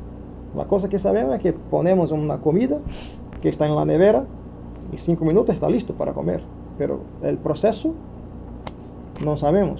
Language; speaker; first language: Spanish; non-native, fluent; Portuguese